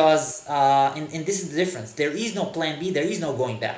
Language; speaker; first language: English; non-native, fluent; Hebrew